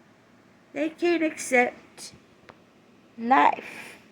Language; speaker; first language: English; native; English